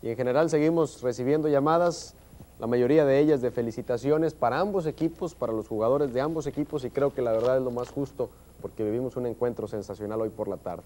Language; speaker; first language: Spanish; native; Spanish